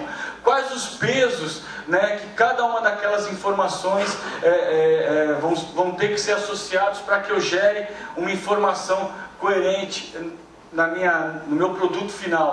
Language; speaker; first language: Portuguese; native; Portuguese